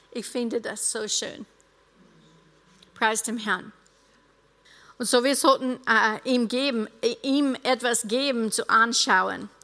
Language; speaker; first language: German; non-native, fluent; English